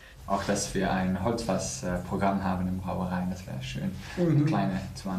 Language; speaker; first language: German; non-native, fluent; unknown